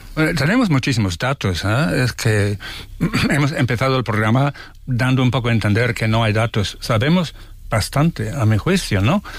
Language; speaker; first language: Spanish; non-native, fluent; English